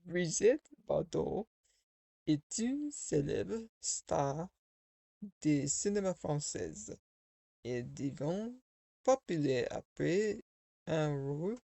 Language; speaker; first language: French; non-native, learner; English